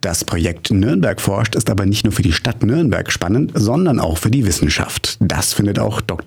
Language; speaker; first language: German; native; German